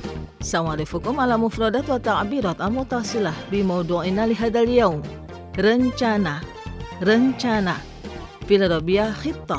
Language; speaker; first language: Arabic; non-native, fluent; Indonesian